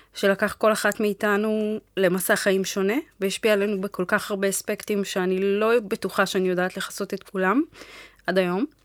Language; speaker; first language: Hebrew; early bilingual, other home language; Amharic